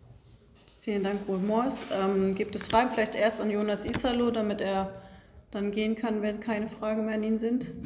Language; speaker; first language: German; native; German